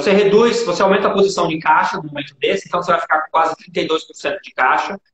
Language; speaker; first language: Portuguese; native; Portuguese